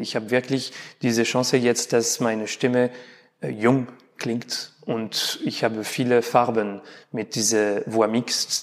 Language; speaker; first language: German; non-native, learner; French